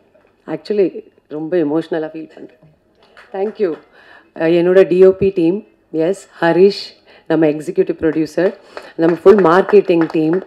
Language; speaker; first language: Tamil; non-native, fluent; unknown